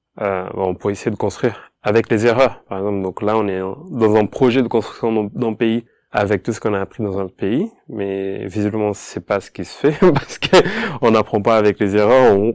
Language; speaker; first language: French; non-native, fluent; Portuguese